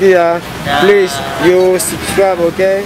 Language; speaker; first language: English; non-native, learner; Indonesian